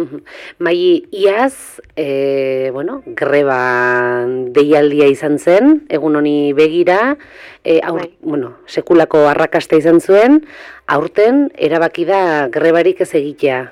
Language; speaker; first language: Basque; native; Basque